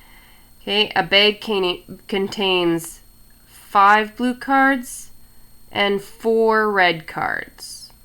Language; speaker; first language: English; native; English